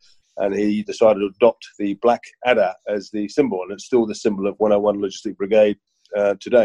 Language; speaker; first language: English; native; English